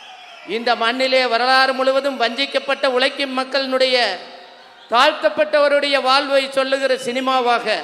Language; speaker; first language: Tamil; native; Tamil